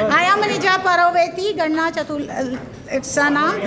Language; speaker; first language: Hindi; native; Hindi